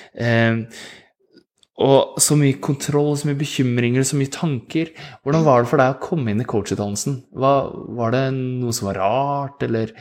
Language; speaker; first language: Norwegian; native; Norwegian